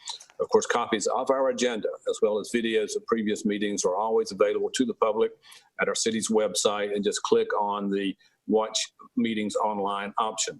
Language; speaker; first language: English; native; English